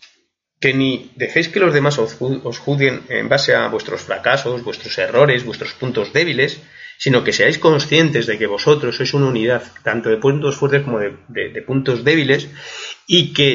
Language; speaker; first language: Spanish; native; Spanish